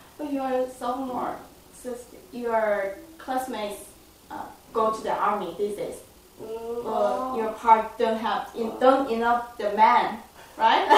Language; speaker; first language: English; non-native, learner; Korean